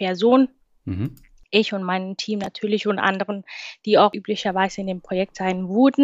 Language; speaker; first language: German; non-native, fluent; Swahili